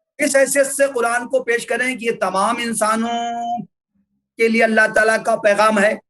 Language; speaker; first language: Urdu; native; Urdu